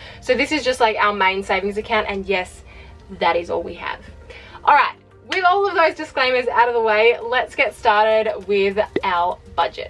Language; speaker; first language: English; native; English